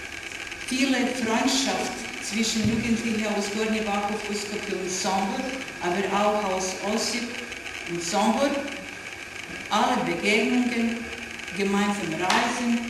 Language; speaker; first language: German; non-native, learner; Serbian